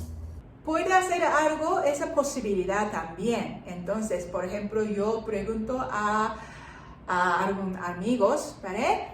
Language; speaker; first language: Spanish; non-native, fluent; Japanese